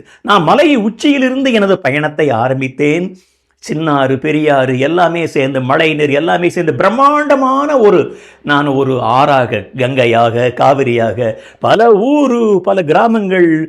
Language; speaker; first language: Tamil; native; Tamil